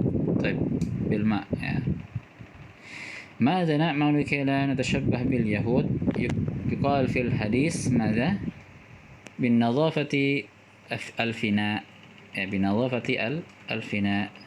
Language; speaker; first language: Arabic; non-native, fluent; Indonesian